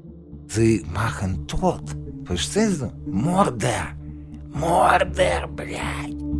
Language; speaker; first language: German; non-native, learner; Russian